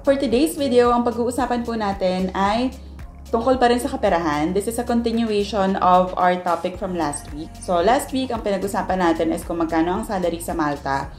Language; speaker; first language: Filipino; native; Filipino